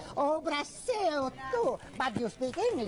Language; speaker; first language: English; non-native, learner; Spanish